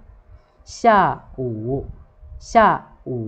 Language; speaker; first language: Chinese; non-native, fluent; Lao